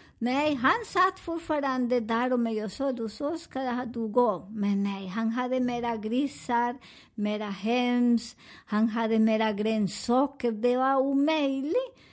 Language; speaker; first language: Swedish; non-native, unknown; Spanish